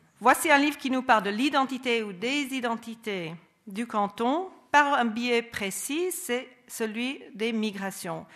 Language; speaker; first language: French; non-native, fluent; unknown